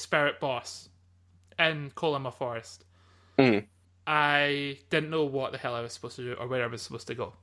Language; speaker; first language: English; native; English